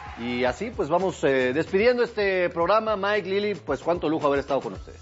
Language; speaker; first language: Spanish; native; Spanish